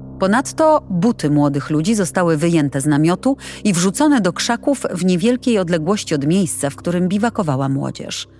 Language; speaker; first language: Polish; native; Polish